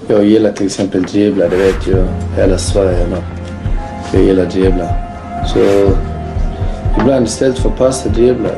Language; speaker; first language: Swedish; early bilingual, other home language; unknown